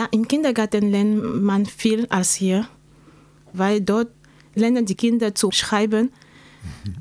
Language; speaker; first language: German; non-native, learner; French